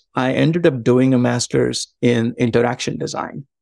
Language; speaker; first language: English; non-native, local second language; Marathi